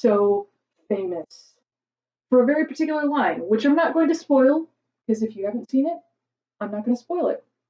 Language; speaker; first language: English; native; English